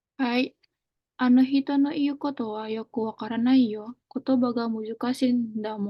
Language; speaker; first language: Japanese; non-native, learner; Indonesian